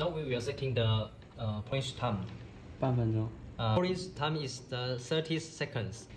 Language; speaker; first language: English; non-native, learner; Chinese